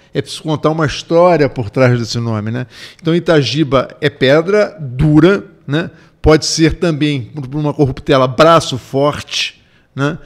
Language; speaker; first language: Portuguese; native; Portuguese